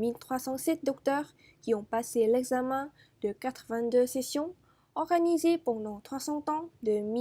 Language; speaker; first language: French; non-native, fluent; Vietnamese